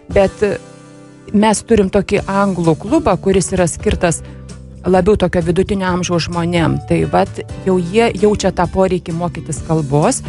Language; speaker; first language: Lithuanian; native; Lithuanian